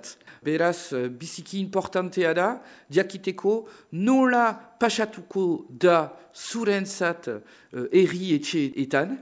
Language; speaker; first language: Basque; non-native, local second language; French